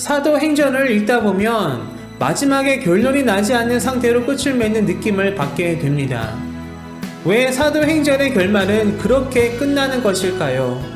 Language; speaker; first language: Korean; native; Korean